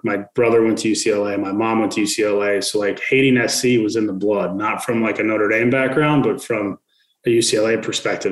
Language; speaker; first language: English; native; English